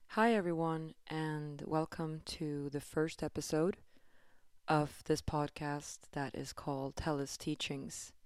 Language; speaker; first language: English; non-native, fluent; Swedish